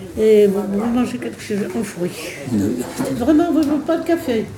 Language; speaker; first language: French; non-native, local second language; Kabyle